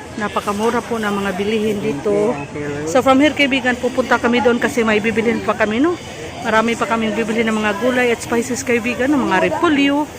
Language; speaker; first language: Filipino; non-native, local second language; Cebuano